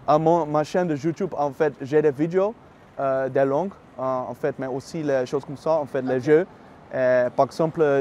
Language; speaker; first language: French; non-native, fluent; Dutch